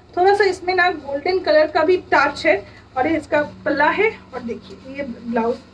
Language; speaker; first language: Hindi; non-native, local second language; Bangla